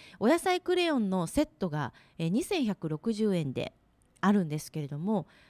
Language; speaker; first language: Japanese; native; Japanese